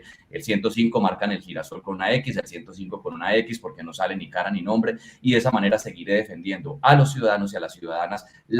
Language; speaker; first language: Spanish; native; Spanish